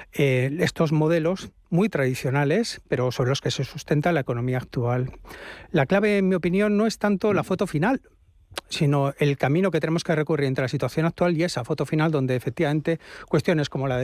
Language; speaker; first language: Spanish; native; Spanish